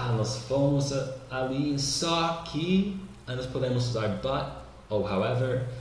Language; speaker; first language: Portuguese; non-native, fluent; English